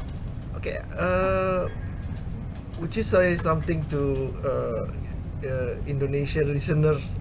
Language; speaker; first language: English; non-native, learner; Indonesian